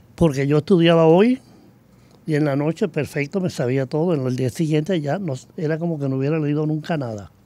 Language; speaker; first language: Spanish; native; Spanish